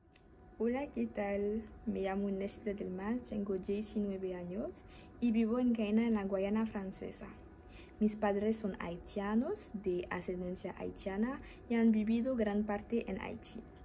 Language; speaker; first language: Spanish; non-native, learner; Haitian Creole